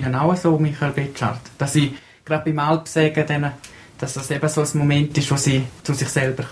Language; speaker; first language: German; native; German